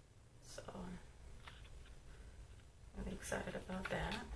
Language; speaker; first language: English; native; English